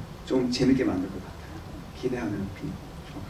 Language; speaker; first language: Korean; early bilingual, heritage; English